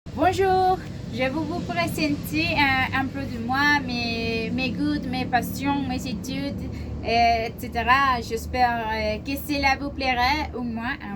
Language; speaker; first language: French; non-native, learner; Spanish